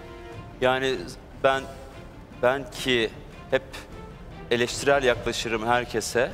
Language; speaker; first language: Turkish; native; Turkish